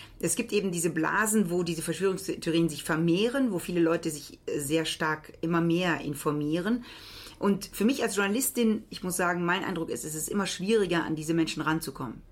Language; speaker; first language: German; early bilingual, heritage; Italian